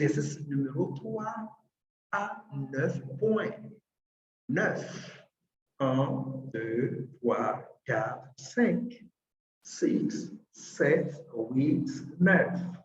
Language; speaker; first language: French; non-native, fluent; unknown